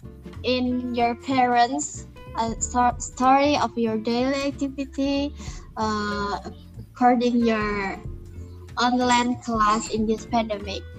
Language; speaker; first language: English; non-native, learner; Indonesian